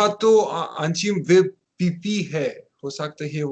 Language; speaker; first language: Hindi; non-native, fluent; Russian